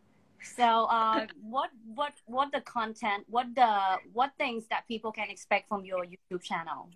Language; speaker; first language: English; non-native, fluent; Thai